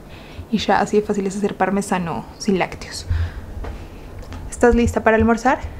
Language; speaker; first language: Spanish; native; Spanish